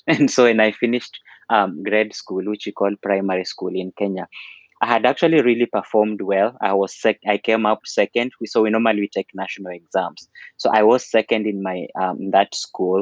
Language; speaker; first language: English; non-native, local second language; Luyia